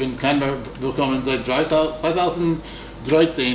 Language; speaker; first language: German; non-native, fluent; English